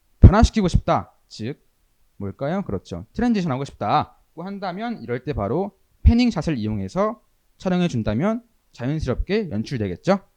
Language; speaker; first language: Korean; native; Korean